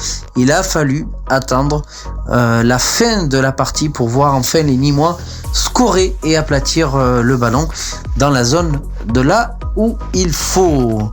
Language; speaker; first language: French; native; French